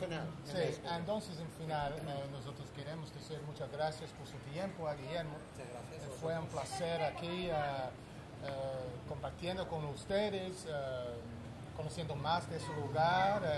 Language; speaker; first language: Spanish; non-native, learner; English